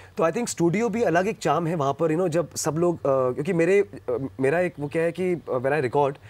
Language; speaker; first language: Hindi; non-native, local second language; Punjabi